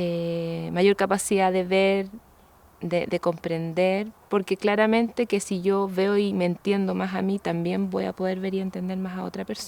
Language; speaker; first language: Spanish; native; Spanish